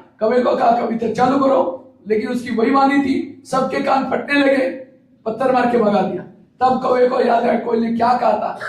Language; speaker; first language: Hindi; non-native, local second language; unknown